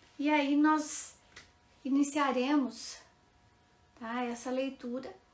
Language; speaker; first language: Portuguese; native; Portuguese